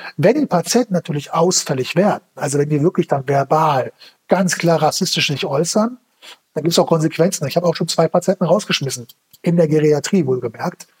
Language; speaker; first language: German; early bilingual, other home language; Turkish